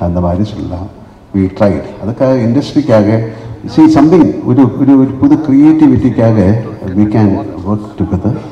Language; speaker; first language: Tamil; non-native, learner; Malayalam